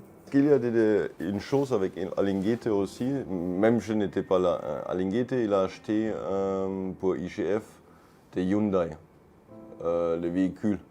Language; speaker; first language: French; non-native, fluent; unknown